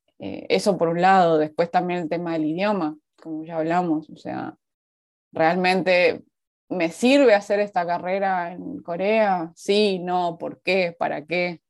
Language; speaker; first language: Spanish; native; Spanish